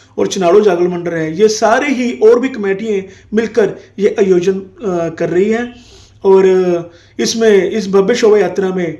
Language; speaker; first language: Hindi; non-native, local second language; Punjabi